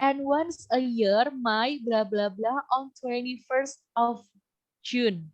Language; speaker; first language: English; non-native, fluent; Indonesian